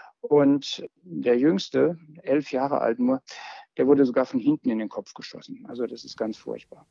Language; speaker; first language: German; native; German